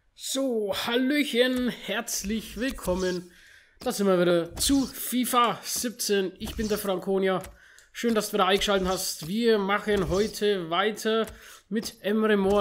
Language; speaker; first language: German; native; German